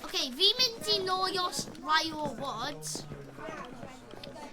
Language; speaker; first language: Welsh; non-native, local second language; English